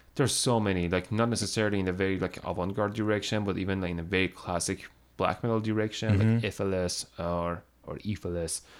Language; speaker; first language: English; non-native, fluent; Persian